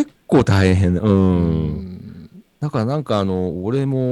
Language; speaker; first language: Japanese; native; Japanese